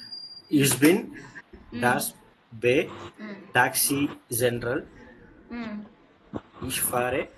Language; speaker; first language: German; non-native, learner; Tamil